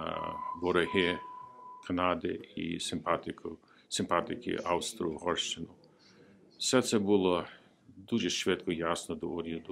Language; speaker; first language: Ukrainian; early bilingual, heritage; Ukrainian